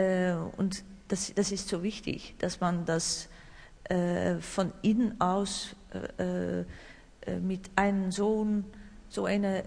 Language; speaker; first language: German; non-native, learner; Dutch